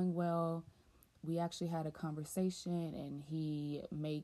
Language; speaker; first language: English; native; English